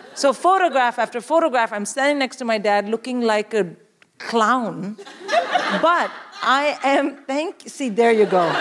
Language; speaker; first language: English; non-native, local second language; Hindi